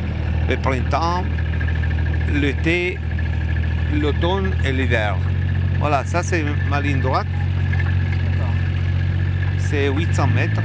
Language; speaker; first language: French; non-native, fluent; Italian